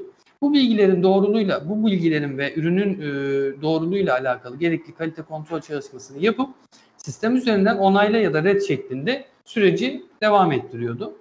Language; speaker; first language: Turkish; native; Turkish